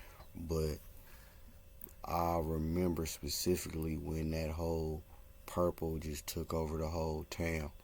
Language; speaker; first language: English; native; English